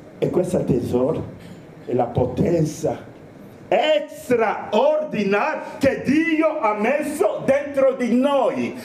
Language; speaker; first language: Italian; non-native, fluent; Romanian